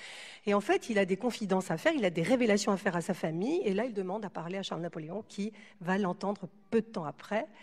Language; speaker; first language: French; native; French